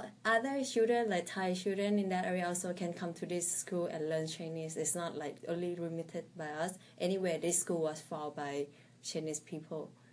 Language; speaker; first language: English; non-native, fluent; Thai